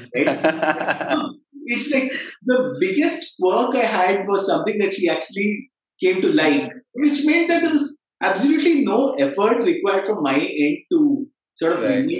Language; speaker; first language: English; non-native, local second language; Kannada